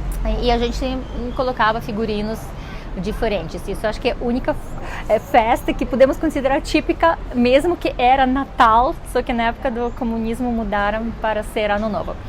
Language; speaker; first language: Portuguese; non-native, fluent; Russian